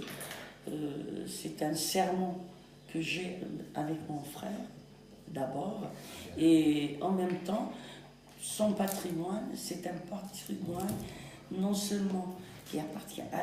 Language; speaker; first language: French; non-native, local second language; Kabyle